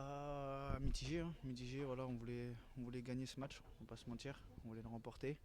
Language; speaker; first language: French; native; French